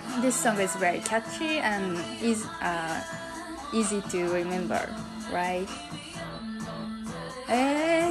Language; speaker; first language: English; non-native, learner; Japanese